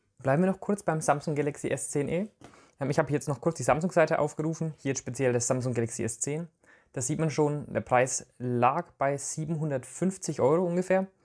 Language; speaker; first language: German; native; German